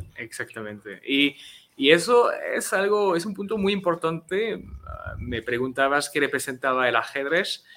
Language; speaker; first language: Spanish; non-native, fluent; French